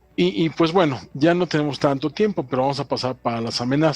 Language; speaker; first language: Spanish; native; Spanish